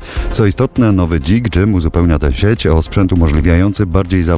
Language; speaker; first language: Polish; native; Polish